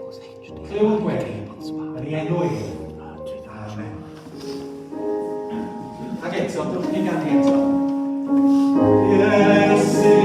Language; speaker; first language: Welsh; native; Welsh